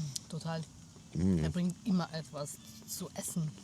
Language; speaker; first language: German; non-native, learner; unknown